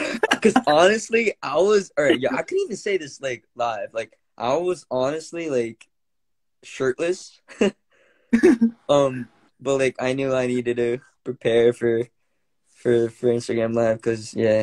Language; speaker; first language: English; early bilingual, other home language; Korean